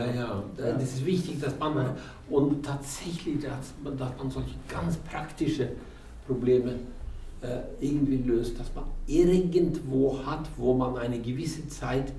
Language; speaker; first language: German; non-native, fluent; Norwegian